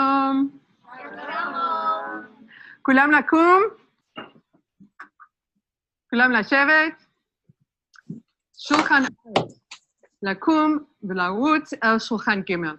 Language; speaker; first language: Hebrew; non-native, fluent; English